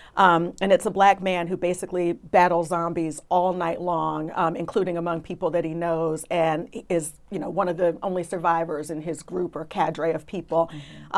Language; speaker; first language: English; native; English